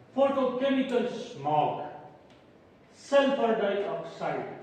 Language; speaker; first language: English; non-native, local second language; Urdu